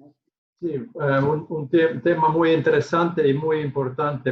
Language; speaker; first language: Spanish; non-native, learner; Finnish